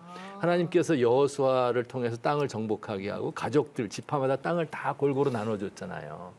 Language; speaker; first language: Korean; native; Korean